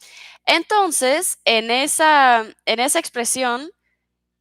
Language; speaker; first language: Spanish; non-native, fluent; Swedish